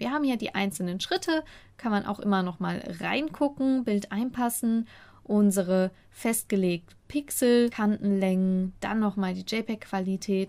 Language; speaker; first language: German; native; German